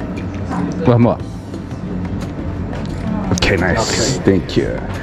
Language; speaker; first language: English; non-native, learner; Japanese